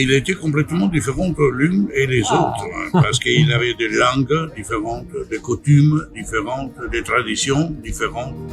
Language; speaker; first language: French; non-native, fluent; Italian